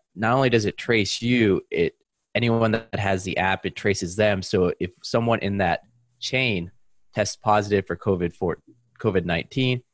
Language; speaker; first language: English; native; English